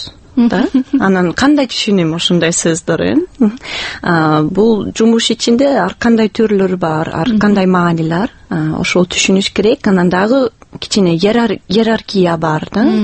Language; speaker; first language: Kyrgyz; non-native, fluent; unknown